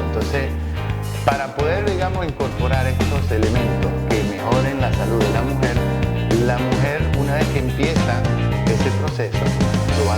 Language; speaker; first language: Spanish; native; Spanish